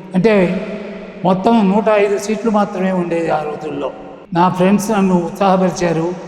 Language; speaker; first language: Telugu; non-native, local second language; Tamil